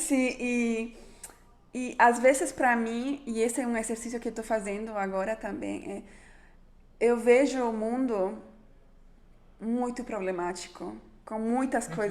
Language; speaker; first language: Portuguese; non-native, fluent; Spanish